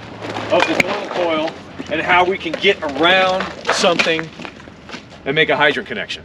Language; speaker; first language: English; native; English